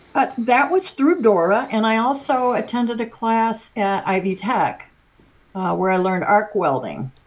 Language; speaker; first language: English; native; English